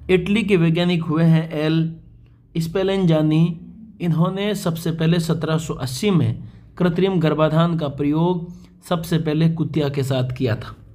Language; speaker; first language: Hindi; native; Hindi